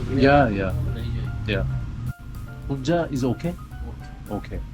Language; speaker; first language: English; non-native, learner; Korean